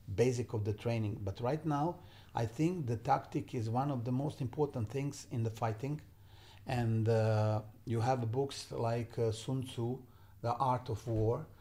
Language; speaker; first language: English; non-native, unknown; Serbian